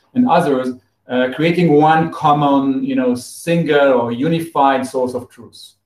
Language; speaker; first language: English; non-native, fluent; Hebrew